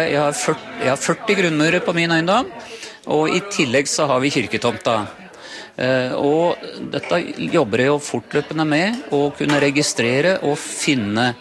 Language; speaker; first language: Norwegian; native; Norwegian